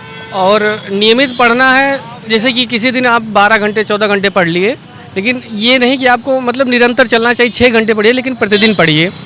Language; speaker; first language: Hindi; native; Hindi